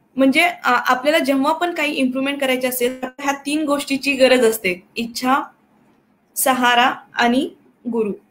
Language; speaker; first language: Marathi; native; Marathi